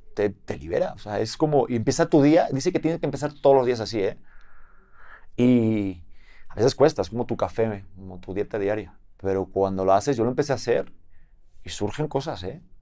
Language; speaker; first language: Spanish; native; Spanish